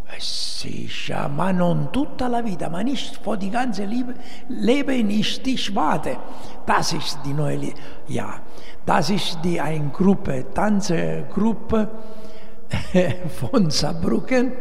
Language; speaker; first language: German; non-native, fluent; Italian